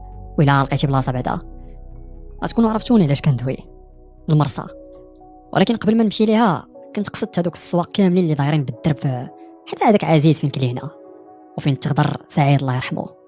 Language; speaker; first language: Arabic; native; Arabic